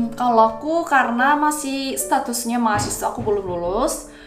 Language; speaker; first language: Indonesian; non-native, fluent; Korean